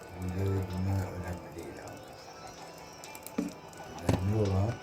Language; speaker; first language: Turkish; native; Turkish